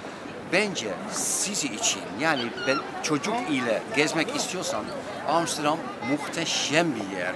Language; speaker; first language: Turkish; non-native, fluent; Dutch